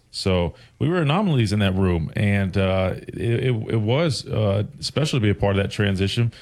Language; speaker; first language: English; native; English